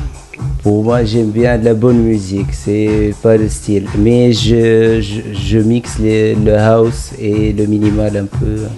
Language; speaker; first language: French; non-native, local second language; Arabic